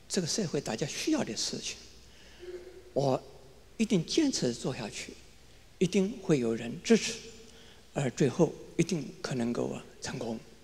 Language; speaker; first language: Chinese; native; Chinese